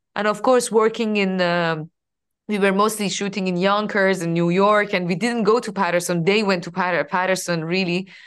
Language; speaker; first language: English; non-native, fluent; Persian